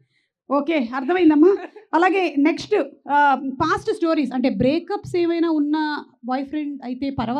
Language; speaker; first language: Telugu; native; Telugu